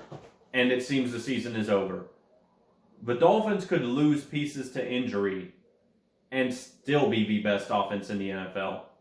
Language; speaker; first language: English; native; English